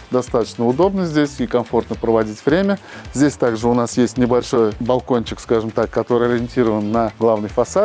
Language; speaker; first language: Russian; native; Russian